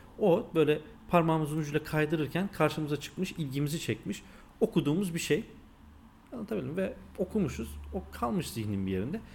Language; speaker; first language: Turkish; native; Turkish